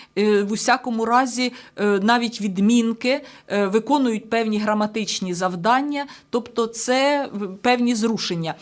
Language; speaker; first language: Ukrainian; native; Ukrainian